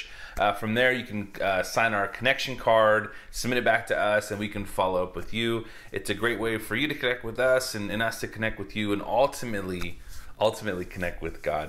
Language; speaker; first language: English; native; English